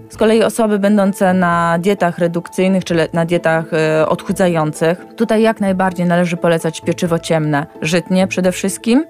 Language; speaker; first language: Polish; native; Polish